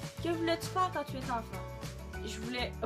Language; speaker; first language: French; native; French